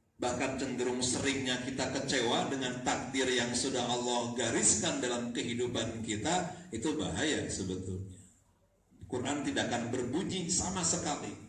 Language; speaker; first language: Indonesian; non-native, local second language; Sundanese